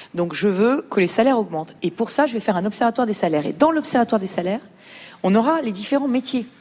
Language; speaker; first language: French; native; French